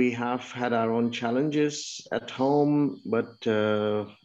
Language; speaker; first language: English; non-native, local second language; Urdu